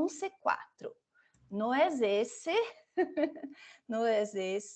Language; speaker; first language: Spanish; non-native, fluent; Portuguese